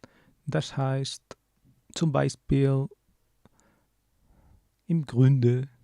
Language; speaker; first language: German; non-native, learner; English